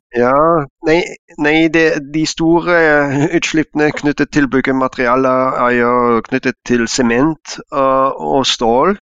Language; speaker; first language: Norwegian; non-native, fluent; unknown